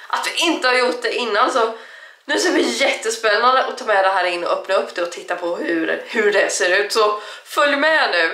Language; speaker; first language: Swedish; native; Swedish